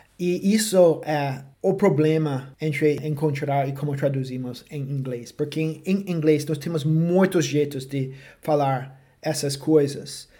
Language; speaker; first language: Portuguese; non-native, fluent; English